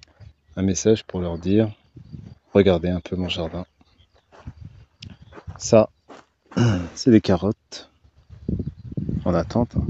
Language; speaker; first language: French; native; French